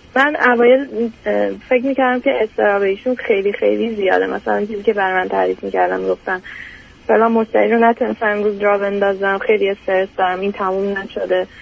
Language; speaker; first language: Persian; native; Persian